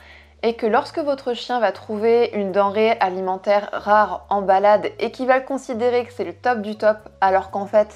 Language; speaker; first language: French; native; French